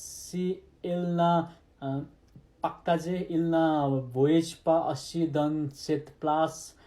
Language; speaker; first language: French; non-native, learner; Nepali